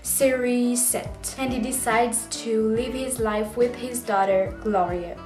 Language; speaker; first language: English; non-native, fluent; French